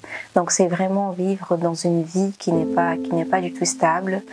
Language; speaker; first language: French; early bilingual, other home language; Portuguese